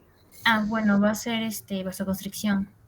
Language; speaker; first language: Spanish; native; Spanish